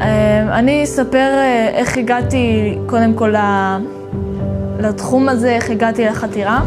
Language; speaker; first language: Hebrew; early bilingual, other home language; Russian